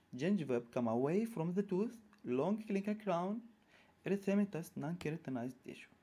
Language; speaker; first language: English; non-native, fluent; Arabic